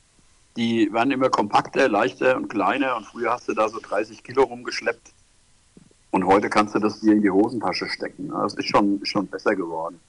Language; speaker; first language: German; native; German